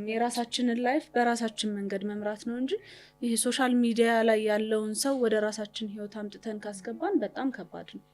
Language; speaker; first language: Amharic; native; Amharic